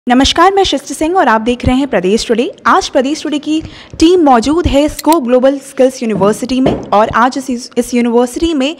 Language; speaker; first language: Hindi; native; Hindi